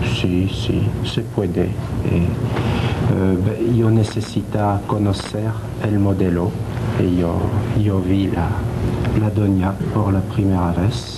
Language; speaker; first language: Spanish; non-native, learner; French